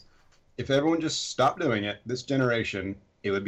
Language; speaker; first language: English; native; English